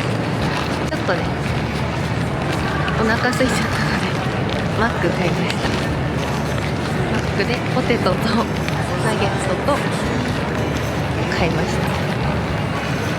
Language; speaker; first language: Japanese; native; Japanese